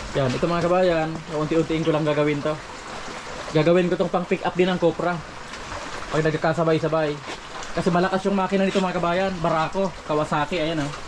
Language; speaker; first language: Filipino; non-native, local second language; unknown